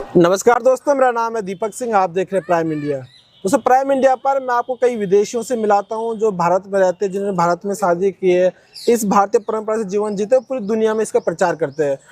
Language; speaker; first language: Hindi; native; Hindi